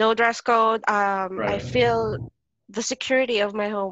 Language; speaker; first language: English; non-native, local second language; Filipino